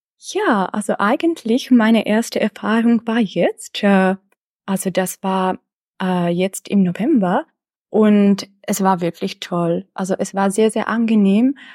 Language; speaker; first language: German; non-native, fluent; Czech